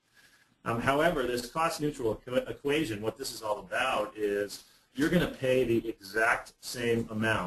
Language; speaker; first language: English; native; English